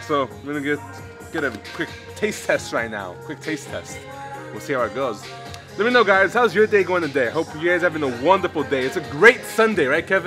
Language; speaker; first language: English; native; English